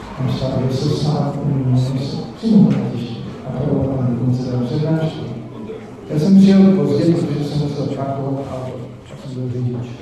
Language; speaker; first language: Czech; native; Czech